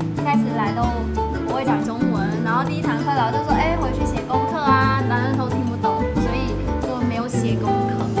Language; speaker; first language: Chinese; non-native, fluent; Vietnamese